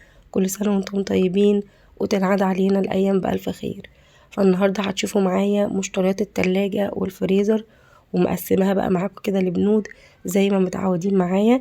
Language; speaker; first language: Arabic; native; Arabic